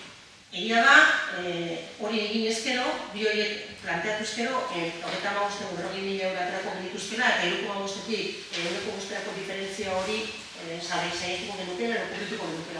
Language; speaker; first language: Basque; native; Basque